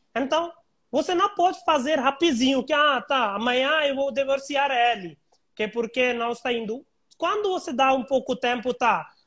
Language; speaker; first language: Portuguese; non-native, learner; Hindi